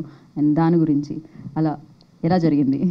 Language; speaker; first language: Telugu; native; Telugu